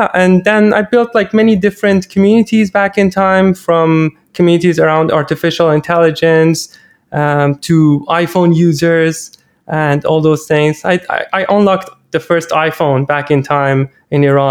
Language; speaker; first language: English; non-native, fluent; Persian